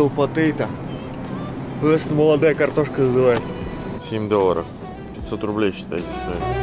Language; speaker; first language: Russian; native; Russian